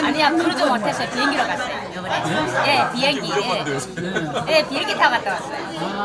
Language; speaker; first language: Korean; early bilingual, heritage; Korean